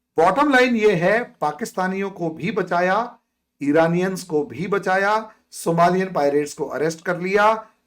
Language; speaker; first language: Hindi; native; Hindi